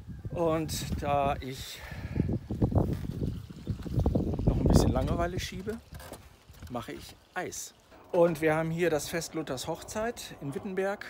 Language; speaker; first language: German; native; German